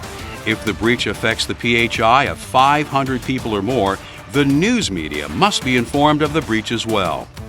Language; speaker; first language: English; native; English